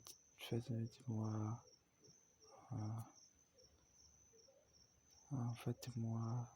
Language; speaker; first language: French; non-native, learner; Portuguese